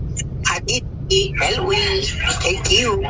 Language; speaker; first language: English; non-native, learner; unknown